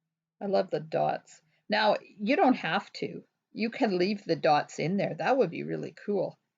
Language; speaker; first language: English; native; English